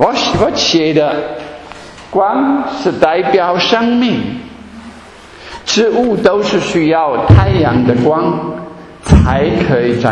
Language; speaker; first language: Chinese; non-native, fluent; German